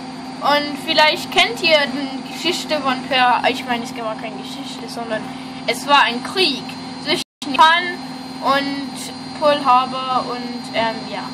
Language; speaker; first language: German; non-native, fluent; English